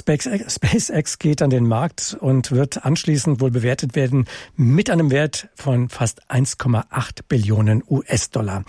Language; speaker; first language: German; native; German